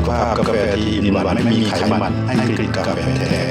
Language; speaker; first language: Thai; native; Thai